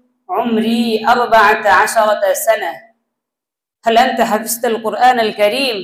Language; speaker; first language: Arabic; non-native, learner; Bangla